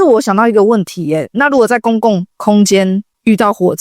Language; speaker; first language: Chinese; native; Chinese